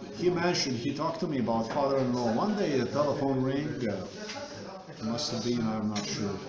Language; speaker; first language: English; non-native, fluent; Slovenian